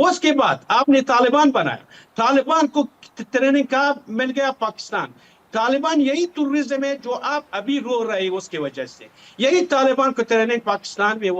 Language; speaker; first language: Hindi; non-native, fluent; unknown